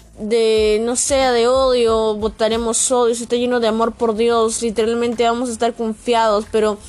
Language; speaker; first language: Spanish; native; Spanish